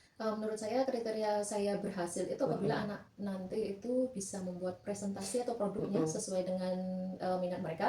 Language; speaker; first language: Indonesian; native; Indonesian